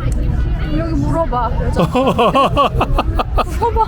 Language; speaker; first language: Korean; non-native, fluent; Persian